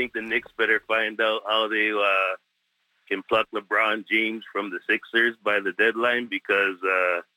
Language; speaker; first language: English; native; English